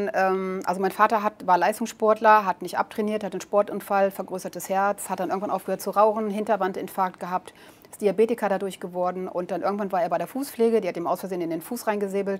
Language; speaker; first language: German; native; German